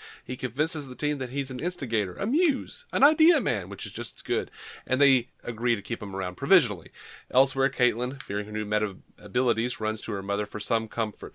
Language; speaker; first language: English; native; English